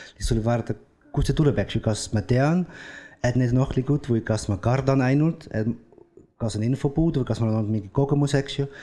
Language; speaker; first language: Estonian; non-native, fluent; Dutch